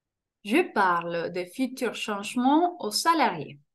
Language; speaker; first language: French; non-native, fluent; Spanish